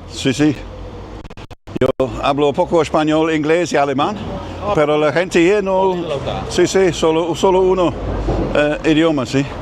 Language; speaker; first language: Spanish; non-native, learner; English